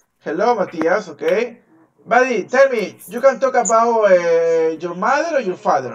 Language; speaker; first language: English; non-native, fluent; Spanish